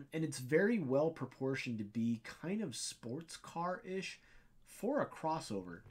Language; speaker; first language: English; native; English